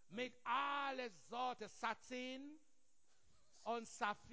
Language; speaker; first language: German; non-native, learner; English